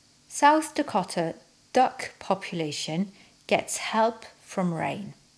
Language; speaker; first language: English; non-native, fluent; French